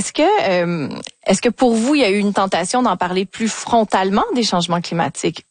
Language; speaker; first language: French; native; French